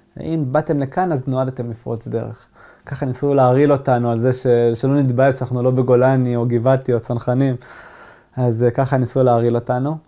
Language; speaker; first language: Hebrew; non-native, local second language; Arabic